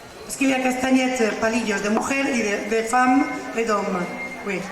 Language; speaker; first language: French; non-native, learner; Spanish